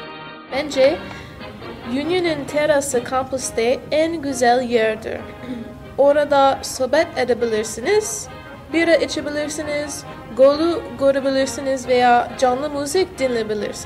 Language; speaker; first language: Turkish; non-native, learner; English